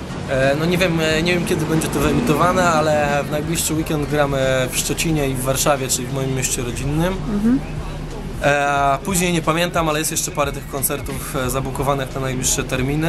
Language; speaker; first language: Polish; native; Polish